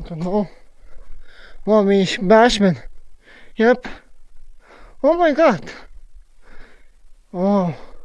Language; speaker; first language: English; non-native, learner; Croatian